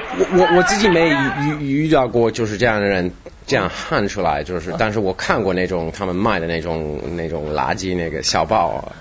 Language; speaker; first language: Chinese; non-native, fluent; English